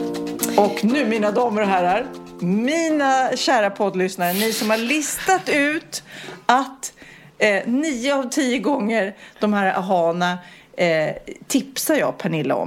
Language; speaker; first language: Swedish; native; Swedish